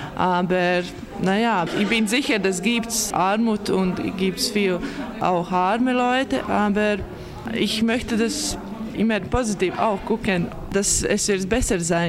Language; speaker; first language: German; non-native, learner; Latvian